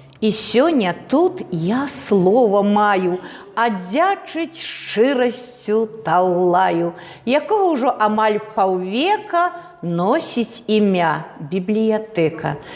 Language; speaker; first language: Belarusian; native; Belarusian